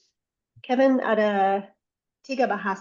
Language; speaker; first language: Indonesian; non-native, learner; English